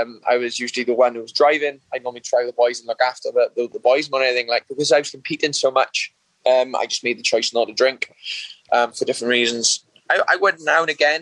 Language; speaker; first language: English; native; English